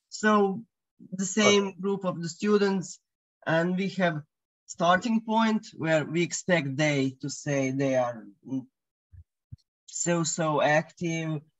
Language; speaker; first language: English; non-native, fluent; Croatian